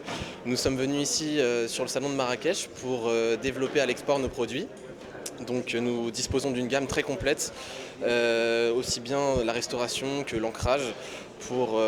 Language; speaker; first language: French; native; French